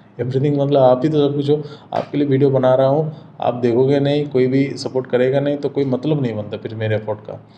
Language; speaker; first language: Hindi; non-native, local second language; Bangla